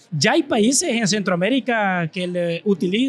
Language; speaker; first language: Spanish; native; Spanish